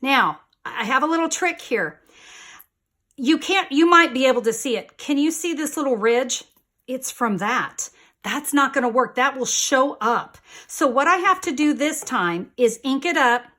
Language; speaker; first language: English; native; English